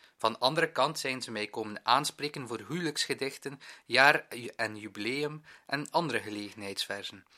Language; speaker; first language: Dutch; native; Dutch